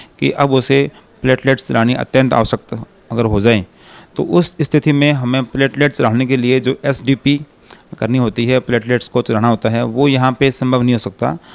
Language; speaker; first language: Hindi; native; Hindi